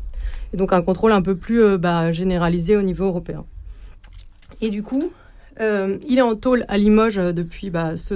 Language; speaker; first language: French; native; French